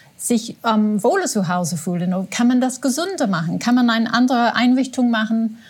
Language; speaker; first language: German; non-native, fluent; English